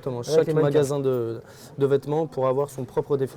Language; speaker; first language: French; native; French